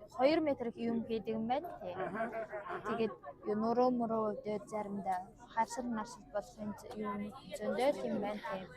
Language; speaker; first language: Mongolian; non-native, local second language; Kazakh